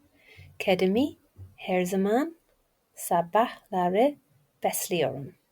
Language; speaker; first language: Turkish; non-native, learner; English